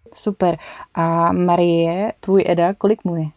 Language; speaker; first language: Czech; native; Czech